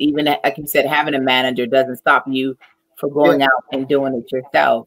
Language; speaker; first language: English; native; English